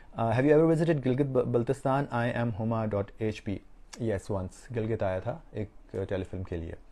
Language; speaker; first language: Urdu; native; Urdu